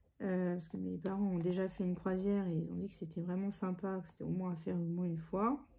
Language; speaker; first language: French; early bilingual, other home language; Portuguese